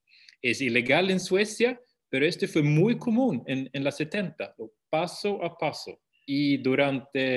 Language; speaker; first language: Spanish; non-native, fluent; Swedish